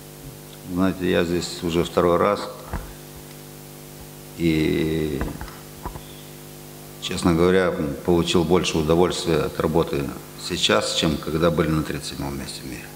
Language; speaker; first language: Russian; native; Russian